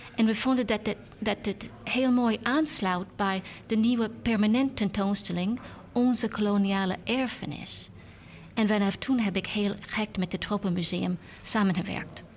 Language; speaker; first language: Dutch; non-native, learner; English